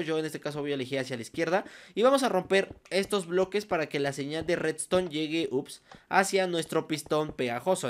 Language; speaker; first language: Spanish; native; Spanish